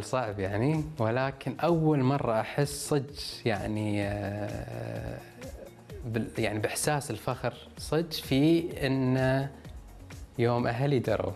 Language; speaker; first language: Arabic; native; Arabic